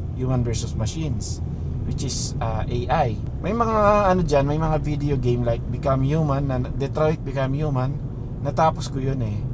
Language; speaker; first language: Filipino; non-native, local second language; Pampanga